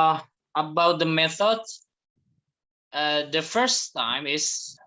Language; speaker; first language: English; non-native, fluent; Indonesian